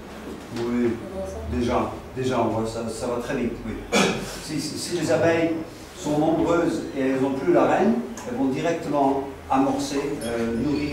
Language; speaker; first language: French; non-native, fluent; Dutch